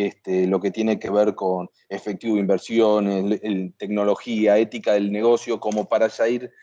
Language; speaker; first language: Spanish; native; Spanish